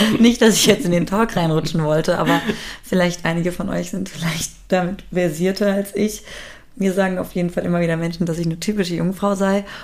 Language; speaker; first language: German; early bilingual, other home language; Persian